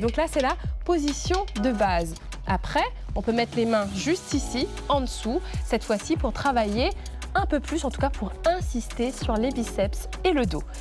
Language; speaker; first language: French; native; French